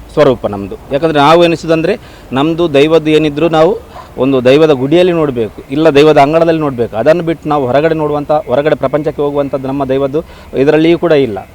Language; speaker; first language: Kannada; non-native, local second language; Tulu